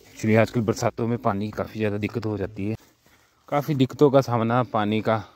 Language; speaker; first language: Hindi; native; Hindi